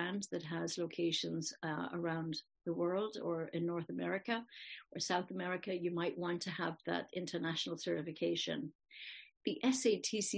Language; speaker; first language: English; native; English